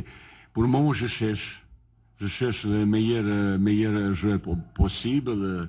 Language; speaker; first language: French; non-native, learner; Bosnian